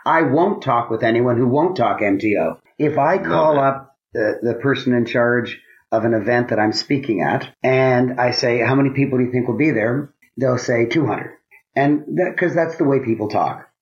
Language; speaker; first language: English; native; English